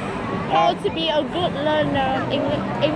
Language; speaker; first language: English; non-native, learner; Vietnamese